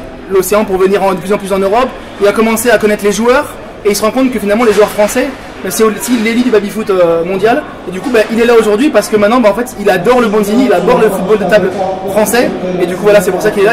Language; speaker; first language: French; native; French